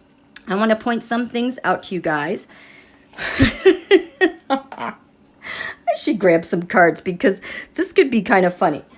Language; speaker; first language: English; native; English